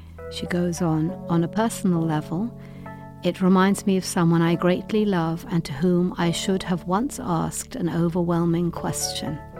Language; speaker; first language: English; native; English